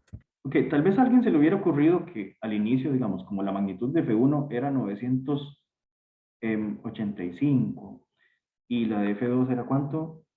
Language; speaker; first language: Spanish; native; Spanish